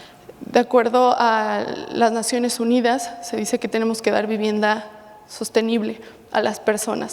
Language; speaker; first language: Spanish; native; Spanish